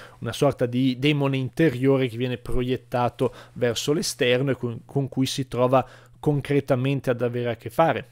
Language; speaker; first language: Italian; native; Italian